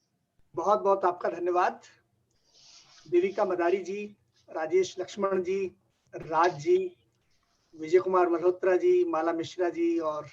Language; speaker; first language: Hindi; native; Hindi